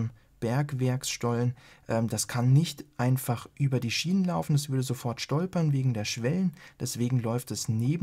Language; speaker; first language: German; native; German